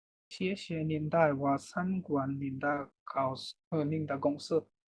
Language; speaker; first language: Chinese; non-native, learner; Bangla